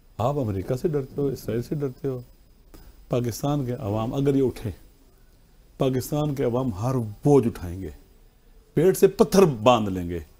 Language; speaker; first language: Urdu; non-native, local second language; Punjabi